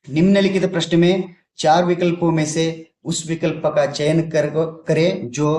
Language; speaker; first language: Hindi; non-native, local second language; Kannada